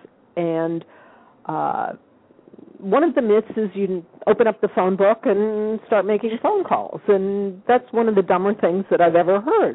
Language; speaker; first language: English; native; English